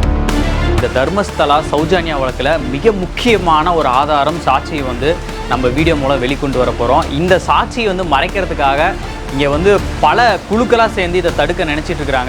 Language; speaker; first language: Tamil; native; Tamil